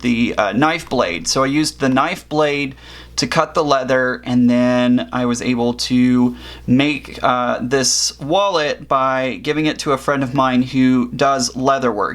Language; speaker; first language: English; native; English